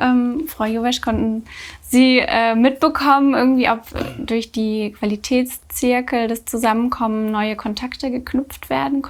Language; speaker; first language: German; native; German